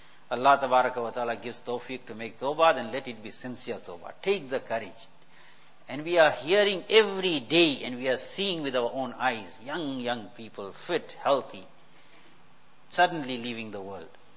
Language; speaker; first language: English; native; English